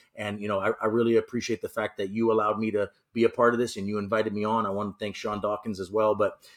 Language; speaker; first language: English; native; English